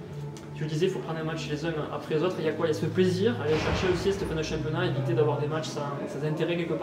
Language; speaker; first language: French; native; French